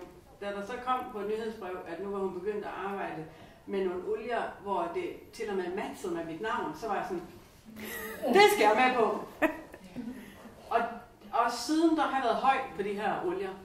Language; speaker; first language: Danish; native; Danish